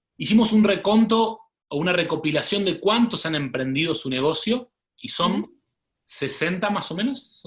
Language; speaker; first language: Spanish; native; Spanish